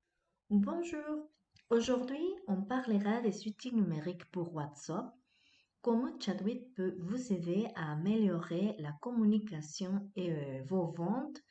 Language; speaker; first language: French; non-native, fluent; Spanish